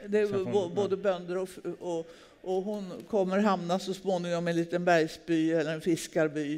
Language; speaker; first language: Swedish; native; Swedish